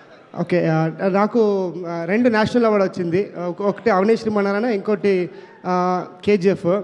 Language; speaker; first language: Telugu; non-native, learner; Kannada